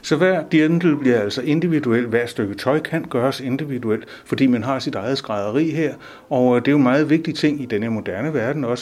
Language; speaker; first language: Danish; native; Danish